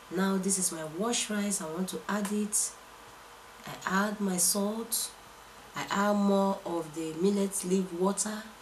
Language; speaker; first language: English; non-native, local second language; Igbo